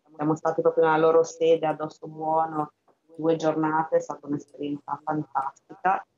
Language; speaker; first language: Italian; early bilingual, other home language; Albanian